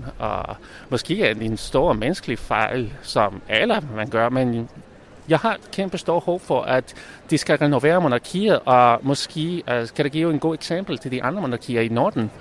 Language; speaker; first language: Danish; non-native, local second language; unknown